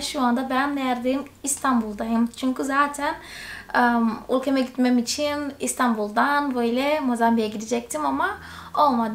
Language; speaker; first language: Turkish; non-native, fluent; Portuguese